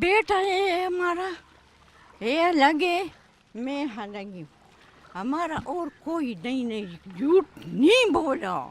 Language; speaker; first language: Hindi; non-native, local second language; Pashto